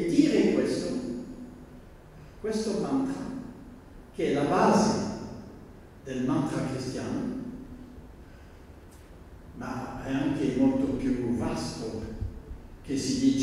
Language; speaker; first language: Italian; non-native, fluent; Dutch